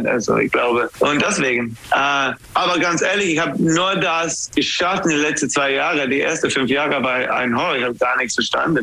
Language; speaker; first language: German; non-native, learner; English